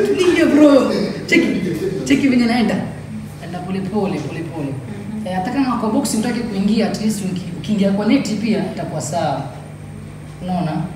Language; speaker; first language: Swahili; native; Swahili